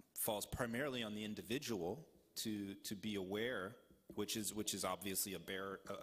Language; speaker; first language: English; native; English